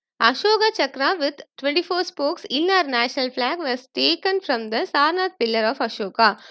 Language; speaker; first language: English; non-native, local second language; Tamil